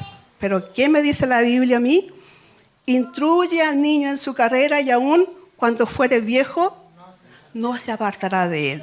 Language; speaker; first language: Spanish; native; Spanish